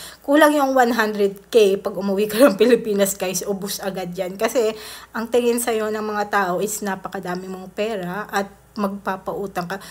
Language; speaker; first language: Filipino; native; Filipino